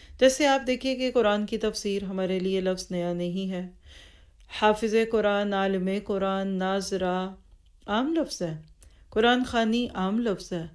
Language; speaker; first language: Urdu; native; Urdu